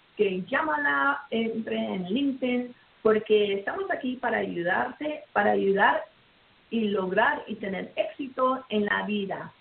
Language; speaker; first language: Spanish; early bilingual, heritage; Spanish